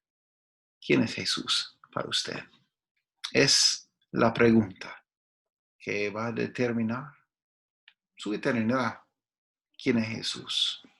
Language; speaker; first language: Spanish; non-native, fluent; English